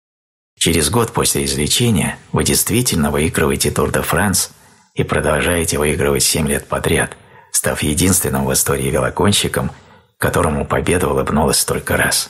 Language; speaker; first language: Russian; native; Russian